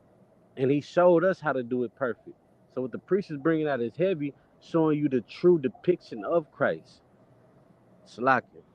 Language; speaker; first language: English; native; English